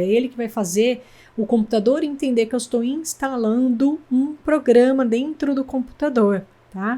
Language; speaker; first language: Portuguese; native; Portuguese